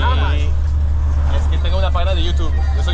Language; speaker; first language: Spanish; non-native, fluent; French